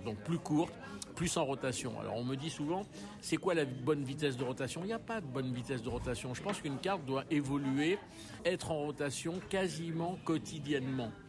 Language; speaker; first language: French; native; French